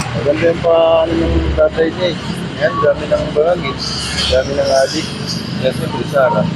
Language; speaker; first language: Filipino; native; Filipino